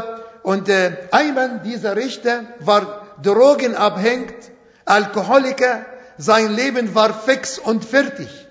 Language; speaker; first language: German; non-native, fluent; Arabic